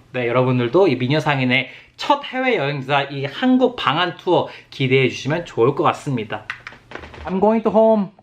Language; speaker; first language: Korean; native; Korean